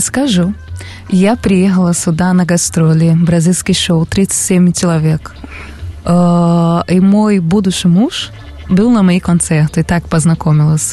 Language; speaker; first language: Russian; non-native, learner; Portuguese